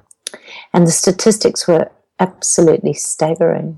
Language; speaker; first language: English; native; English